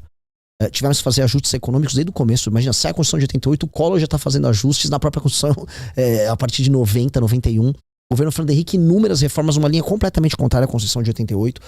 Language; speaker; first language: Portuguese; native; Portuguese